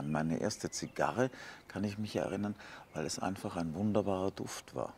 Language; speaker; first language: German; native; German